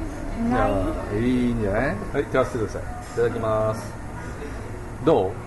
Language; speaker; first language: Japanese; native; Japanese